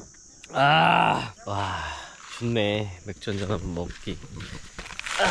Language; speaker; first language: Korean; native; Korean